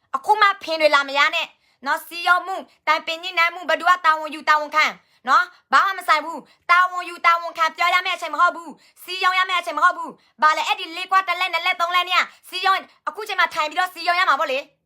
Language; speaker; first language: Burmese; non-native, local second language; S'gaw Karen